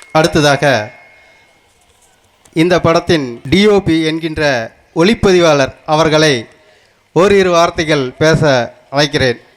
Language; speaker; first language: Tamil; native; Tamil